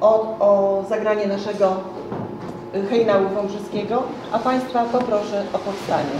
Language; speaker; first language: Polish; native; Polish